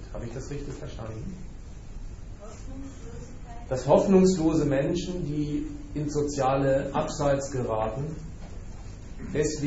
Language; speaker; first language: German; native; German